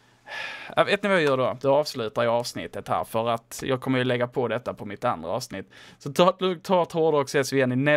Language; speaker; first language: Swedish; native; Swedish